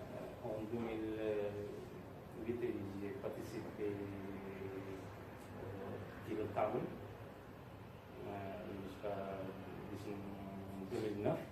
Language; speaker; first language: French; non-native, learner; Tamil